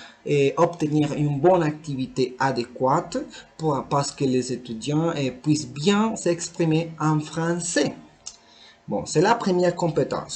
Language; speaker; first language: French; non-native, learner; Spanish